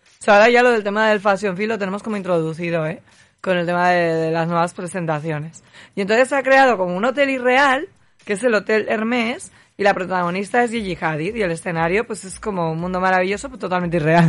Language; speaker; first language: Spanish; native; Spanish